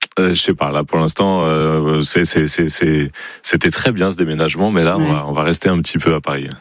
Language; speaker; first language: French; native; French